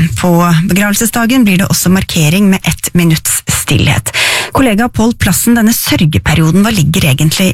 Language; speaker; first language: Norwegian; native; Norwegian